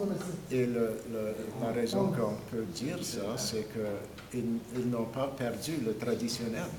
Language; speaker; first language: French; non-native, fluent; English